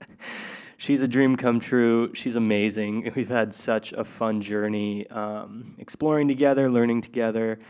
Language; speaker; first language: English; native; English